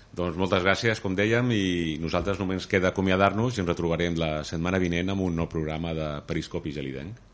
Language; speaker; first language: Catalan; native; Catalan